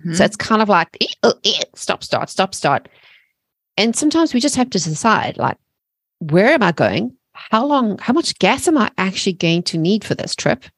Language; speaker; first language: English; native; English